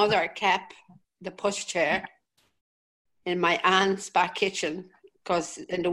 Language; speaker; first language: English; native; English